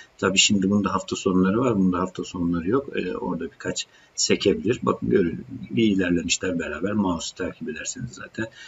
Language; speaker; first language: Turkish; native; Turkish